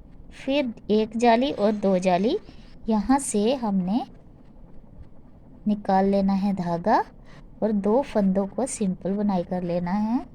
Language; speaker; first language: Hindi; non-native, local second language; Punjabi